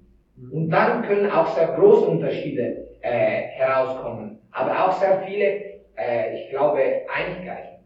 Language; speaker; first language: German; non-native, fluent; Italian